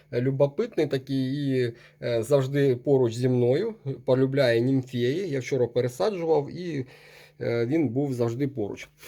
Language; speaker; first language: Ukrainian; non-native, local second language; Russian